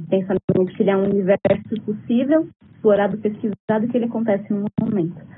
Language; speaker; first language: Portuguese; native; Portuguese